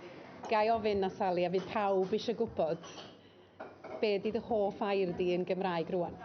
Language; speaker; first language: Welsh; native; Welsh